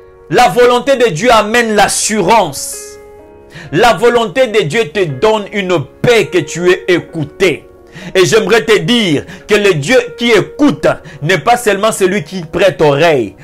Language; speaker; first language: French; non-native, local second language; Lingala